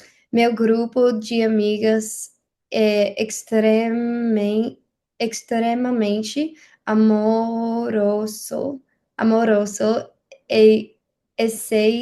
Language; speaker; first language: Portuguese; non-native, learner; English